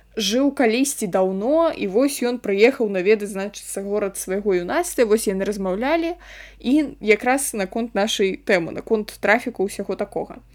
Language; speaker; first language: Belarusian; non-native, local second language; Russian